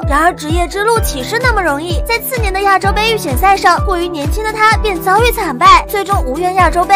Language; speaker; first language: Chinese; native; Chinese